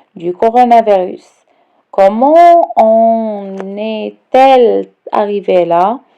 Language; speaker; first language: French; non-native, local second language; Arabic